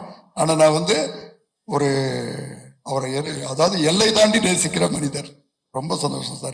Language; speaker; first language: Tamil; native; Tamil